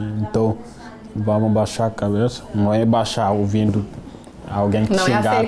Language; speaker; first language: Portuguese; non-native, fluent; Wolof